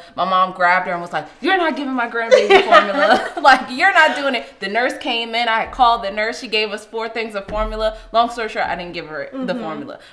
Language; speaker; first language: English; native; English